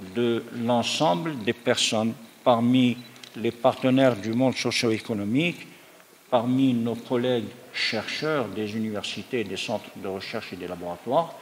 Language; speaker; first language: French; non-native, local second language; Arabic